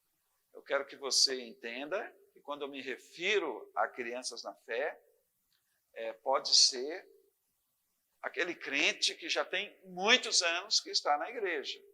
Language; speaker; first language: Portuguese; native; Portuguese